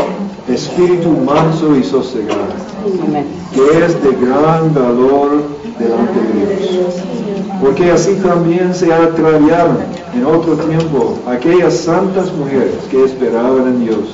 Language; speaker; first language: Spanish; non-native, learner; English